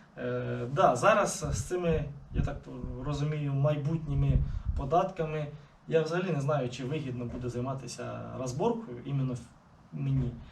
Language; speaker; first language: Ukrainian; non-native, local second language; Russian